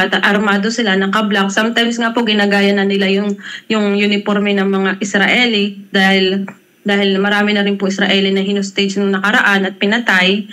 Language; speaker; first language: Filipino; native; Filipino